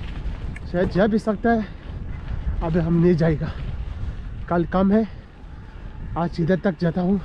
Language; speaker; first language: Hindi; non-native, learner; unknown